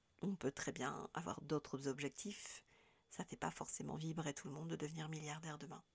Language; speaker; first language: French; native; French